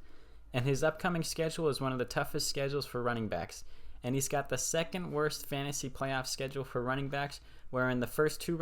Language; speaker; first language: English; native; English